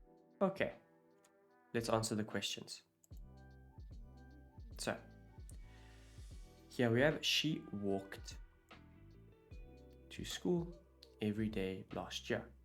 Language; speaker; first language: English; non-native, fluent; Italian